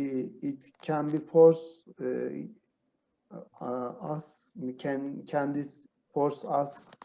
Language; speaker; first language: English; non-native, learner; Turkish